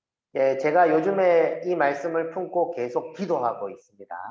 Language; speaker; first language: Korean; native; Korean